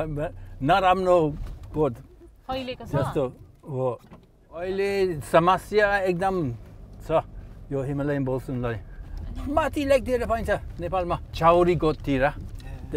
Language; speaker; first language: Nepali; non-native, learner; English